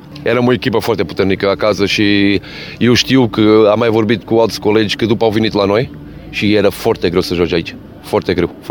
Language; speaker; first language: Romanian; non-native, fluent; Portuguese